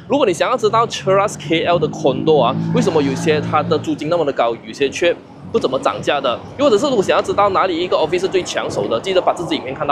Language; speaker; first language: Chinese; native; Chinese